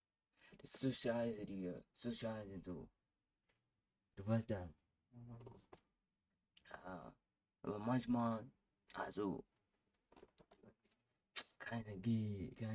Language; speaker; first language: German; non-native, learner; Swahili